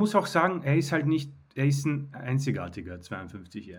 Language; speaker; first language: German; native; German